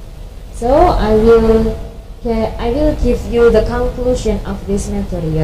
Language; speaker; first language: English; non-native, fluent; Indonesian